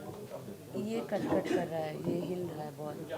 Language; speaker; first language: Hindi; native; Hindi